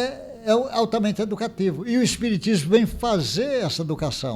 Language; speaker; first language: Portuguese; native; Portuguese